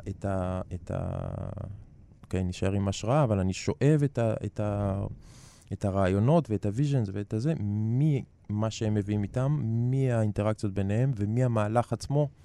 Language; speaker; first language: Hebrew; native; Hebrew